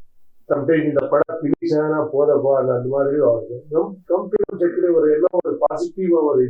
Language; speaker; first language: Tamil; non-native, learner; Kannada